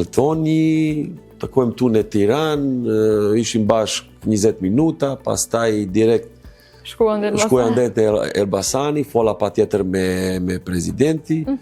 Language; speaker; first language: Albanian; non-native, learner; Serbian